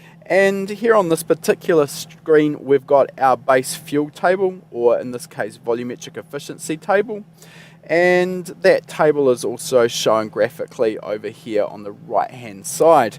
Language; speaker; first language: English; native; English